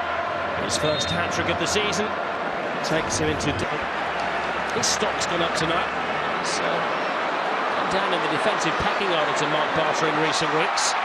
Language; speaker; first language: English; native; English